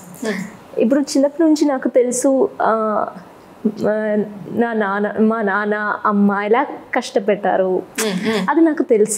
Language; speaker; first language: Telugu; non-native, learner; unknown